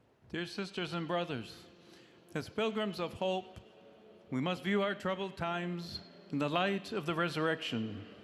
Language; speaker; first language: English; native; English